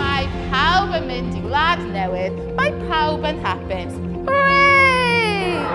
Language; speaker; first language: Welsh; non-native, learner; English